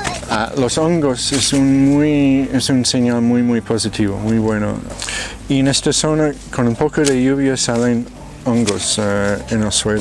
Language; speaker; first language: Spanish; non-native, fluent; English